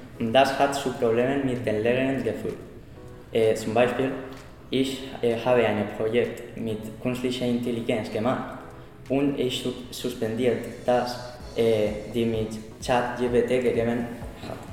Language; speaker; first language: German; non-native, learner; Spanish